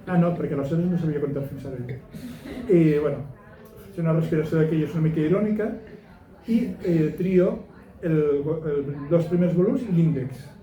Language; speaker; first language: Catalan; non-native, local second language; Spanish